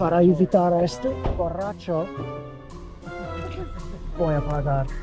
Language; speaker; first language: Spanish; non-native, learner; English